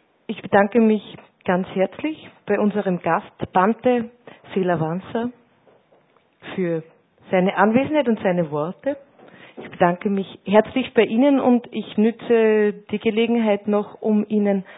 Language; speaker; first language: German; native; German